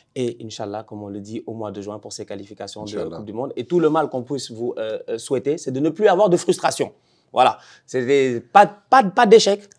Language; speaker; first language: French; non-native, local second language; Wolof